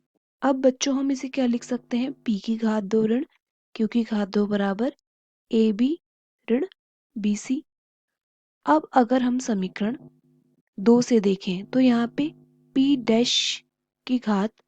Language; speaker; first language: Hindi; native; Hindi